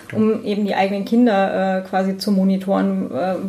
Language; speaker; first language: German; native; German